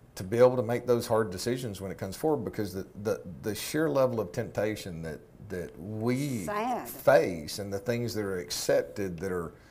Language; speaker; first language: English; native; English